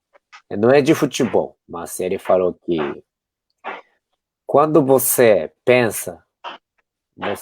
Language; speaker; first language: Portuguese; non-native, fluent; Japanese